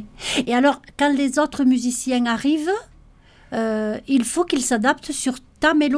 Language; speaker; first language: French; native; French